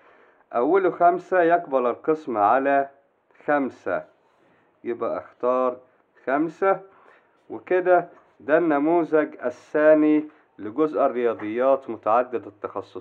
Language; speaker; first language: Arabic; native; Arabic